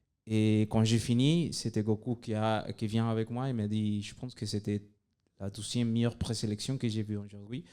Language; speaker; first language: French; non-native, fluent; Spanish